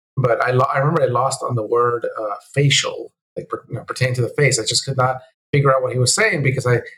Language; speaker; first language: English; early bilingual, other home language; Spanish